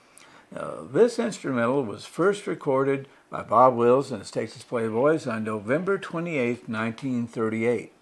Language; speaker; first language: English; native; English